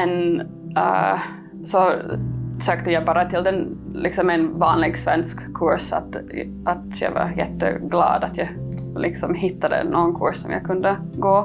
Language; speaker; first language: Swedish; non-native, fluent; English